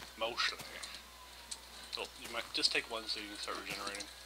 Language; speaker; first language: English; native; English